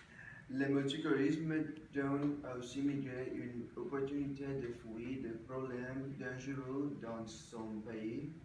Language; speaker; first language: French; non-native, learner; English